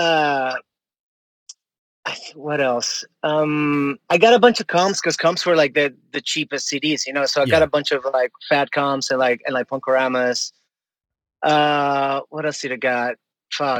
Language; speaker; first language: English; non-native, fluent; Spanish